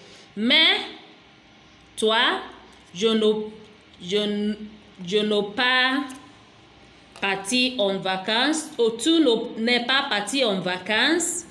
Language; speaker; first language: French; non-native, fluent; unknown